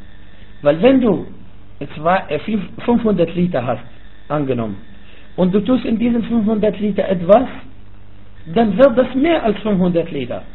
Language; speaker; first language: German; non-native, fluent; Arabic